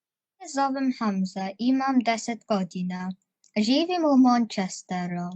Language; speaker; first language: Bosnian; early bilingual, heritage; Bosnian